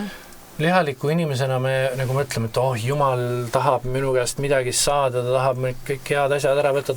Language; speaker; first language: Estonian; native; Estonian